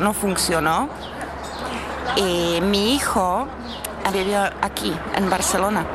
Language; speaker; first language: Spanish; non-native, learner; Czech